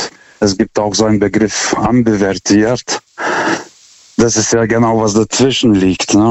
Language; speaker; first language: German; non-native, fluent; Lithuanian